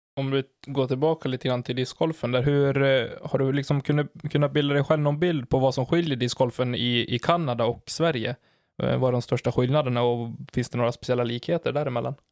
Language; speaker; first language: Swedish; native; Swedish